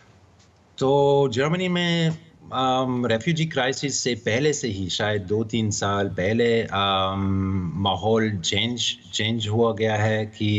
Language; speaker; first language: Hindi; non-native, fluent; German